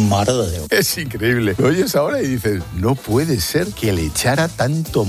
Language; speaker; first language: Spanish; native; Spanish